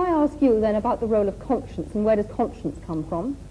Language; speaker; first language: English; native; English